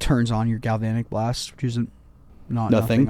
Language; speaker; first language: English; native; English